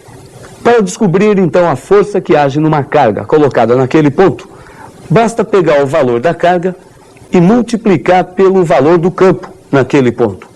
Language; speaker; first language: Portuguese; native; Portuguese